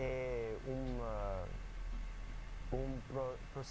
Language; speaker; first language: Portuguese; non-native, learner; English